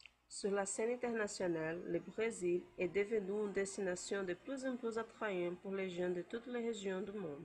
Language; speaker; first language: French; non-native, learner; Portuguese